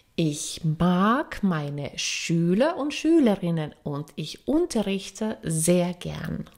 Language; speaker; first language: German; non-native, fluent; Finnish